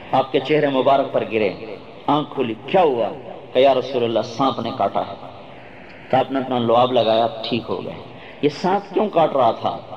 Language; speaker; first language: Urdu; non-native, local second language; Punjabi